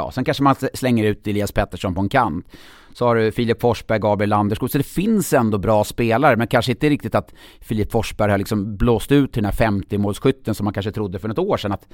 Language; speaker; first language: Swedish; native; Swedish